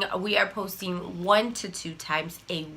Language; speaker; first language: English; native; English